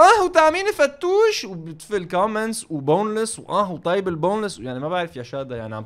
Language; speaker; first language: Arabic; native; Arabic